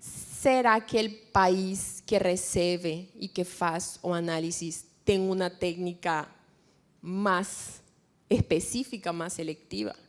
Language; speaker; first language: Portuguese; non-native, fluent; Spanish